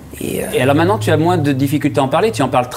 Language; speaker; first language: French; native; French